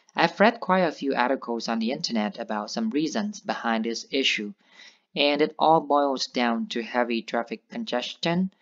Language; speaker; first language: English; non-native, fluent; Vietnamese